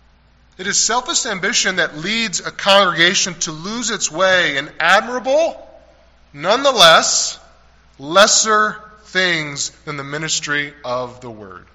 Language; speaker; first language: English; native; English